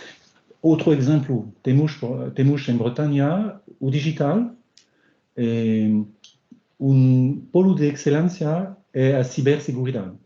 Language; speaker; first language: Portuguese; non-native, learner; French